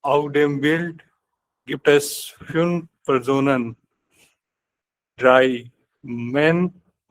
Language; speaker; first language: German; non-native, learner; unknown